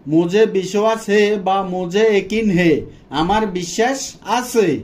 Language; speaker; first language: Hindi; non-native, fluent; Bangla